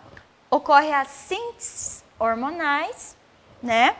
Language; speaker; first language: Portuguese; native; Portuguese